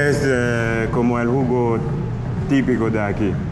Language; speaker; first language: Spanish; non-native, learner; French